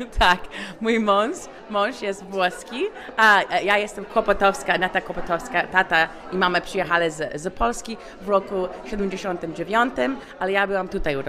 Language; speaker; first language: Polish; early bilingual, heritage; English